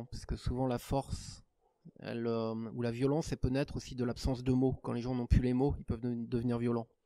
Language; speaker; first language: French; native; French